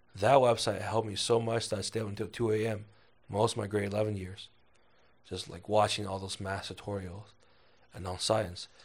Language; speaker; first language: English; early bilingual, other home language; Chinese